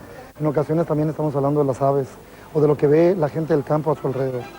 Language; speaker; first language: Spanish; native; Spanish